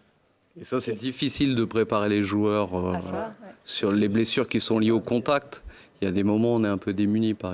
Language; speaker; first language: French; native; French